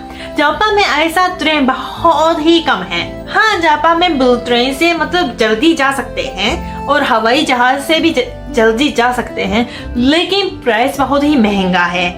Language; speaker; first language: Hindi; non-native, fluent; Japanese